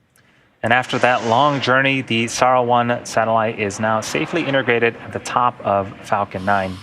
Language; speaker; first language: English; native; English